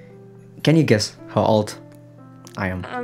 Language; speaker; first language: English; non-native, learner; Indonesian